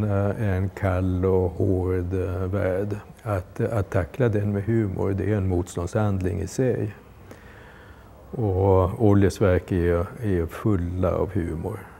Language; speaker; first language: Swedish; native; Swedish